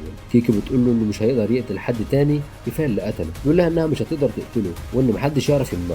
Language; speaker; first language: Arabic; native; Arabic